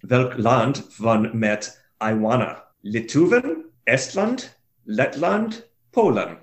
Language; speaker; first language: Dutch; non-native, learner; English